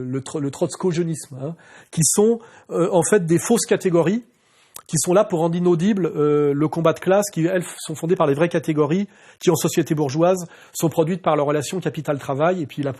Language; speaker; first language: French; native; French